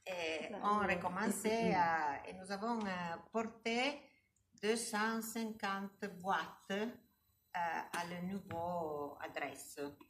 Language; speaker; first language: French; non-native, learner; Italian